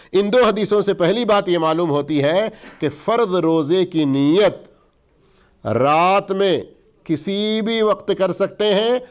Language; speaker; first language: Urdu; native; Urdu